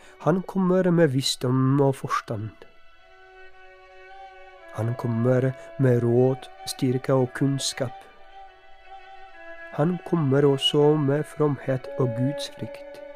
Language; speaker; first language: Norwegian; non-native, fluent; Polish